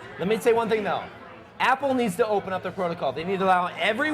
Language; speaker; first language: English; native; English